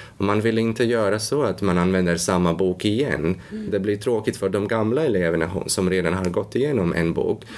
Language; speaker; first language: Swedish; non-native, fluent; Latvian